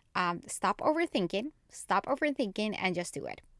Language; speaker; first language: English; non-native, fluent; Spanish